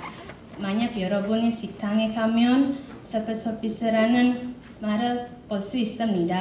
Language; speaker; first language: Korean; non-native, learner; Indonesian